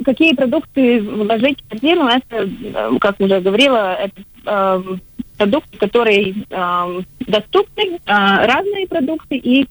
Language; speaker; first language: Russian; non-native, local second language; Latvian